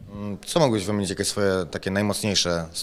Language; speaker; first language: Polish; native; Polish